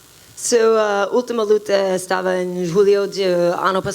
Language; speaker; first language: Portuguese; non-native, learner; English